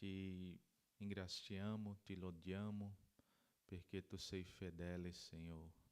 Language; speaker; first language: Italian; non-native, learner; Portuguese